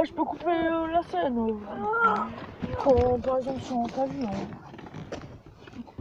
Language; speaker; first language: French; native; French